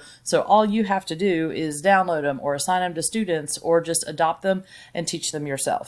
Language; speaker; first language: English; native; English